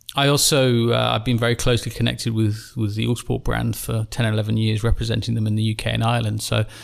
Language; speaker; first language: English; native; English